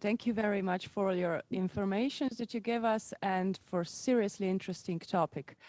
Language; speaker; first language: English; non-native, fluent; Slovenian